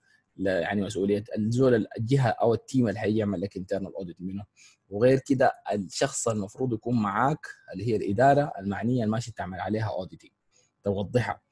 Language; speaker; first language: Arabic; native; Arabic